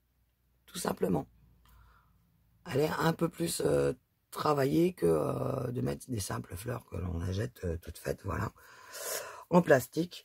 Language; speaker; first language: French; native; French